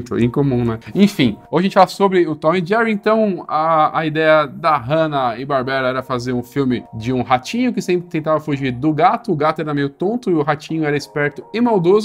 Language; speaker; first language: Portuguese; native; Portuguese